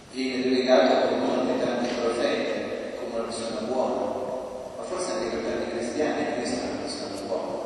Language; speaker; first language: Italian; native; Italian